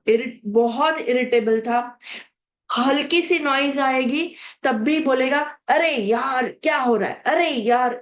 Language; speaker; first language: Hindi; non-native, local second language; Marathi